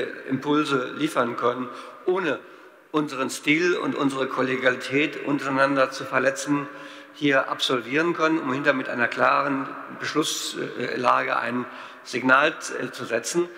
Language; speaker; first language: German; native; German